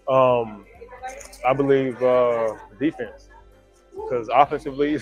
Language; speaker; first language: English; native; English